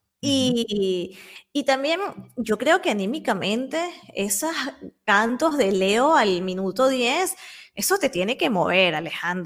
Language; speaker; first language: Spanish; native; Spanish